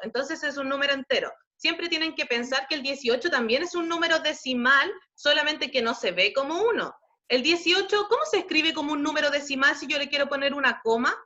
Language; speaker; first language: Spanish; native; Spanish